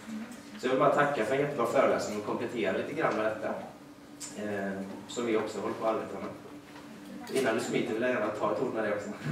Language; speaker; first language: Swedish; native; Swedish